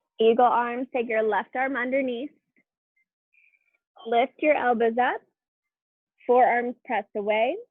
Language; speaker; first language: English; native; English